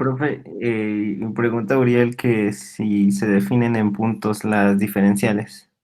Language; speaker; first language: Spanish; native; Spanish